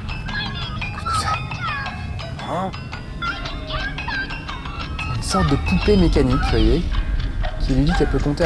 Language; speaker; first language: French; native; French